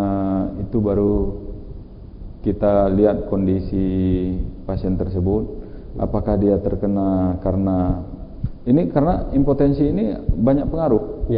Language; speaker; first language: Malay; native; Malay